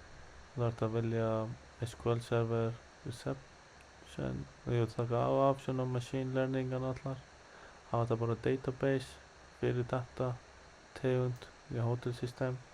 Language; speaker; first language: Icelandic; non-native, learner; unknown